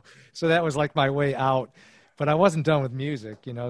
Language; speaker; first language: English; native; English